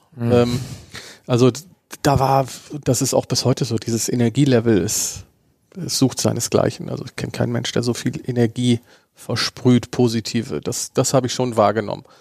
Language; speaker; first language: German; native; German